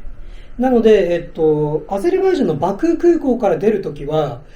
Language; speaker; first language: Japanese; native; Japanese